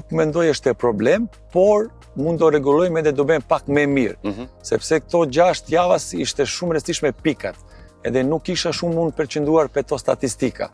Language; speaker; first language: Albanian; non-native, learner; Serbian